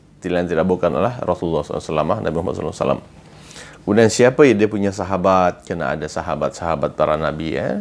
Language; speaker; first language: Malay; native; Malay